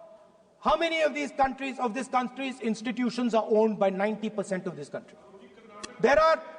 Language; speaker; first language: English; non-native, local second language; Hindi